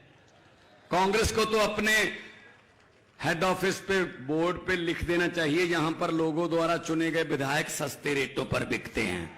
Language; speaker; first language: Hindi; non-native, local second language; Punjabi